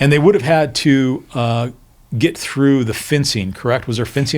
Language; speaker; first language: English; native; English